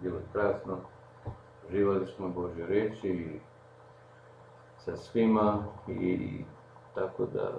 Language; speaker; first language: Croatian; non-native, local second language; Slovenian